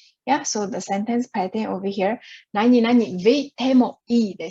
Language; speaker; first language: Japanese; non-native, fluent; Chinese